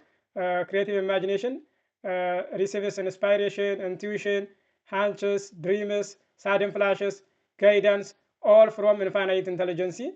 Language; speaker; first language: English; non-native, fluent; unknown